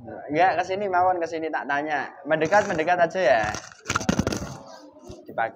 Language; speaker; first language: Indonesian; native; Indonesian